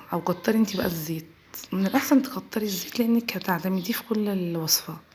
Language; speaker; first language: Arabic; native; Arabic